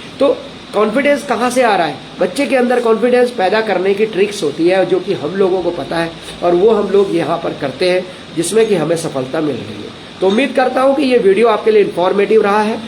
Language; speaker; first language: Hindi; native; Hindi